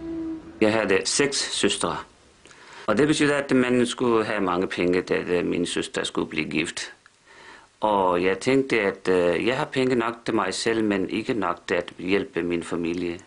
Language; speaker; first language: Danish; non-native, fluent; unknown